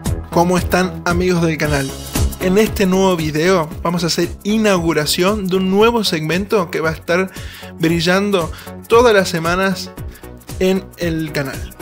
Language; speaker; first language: Spanish; native; Spanish